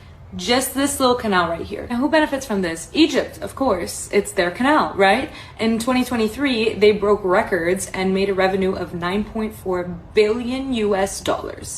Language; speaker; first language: English; native; English